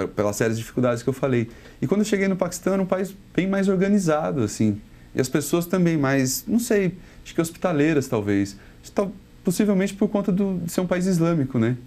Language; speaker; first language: Portuguese; native; Portuguese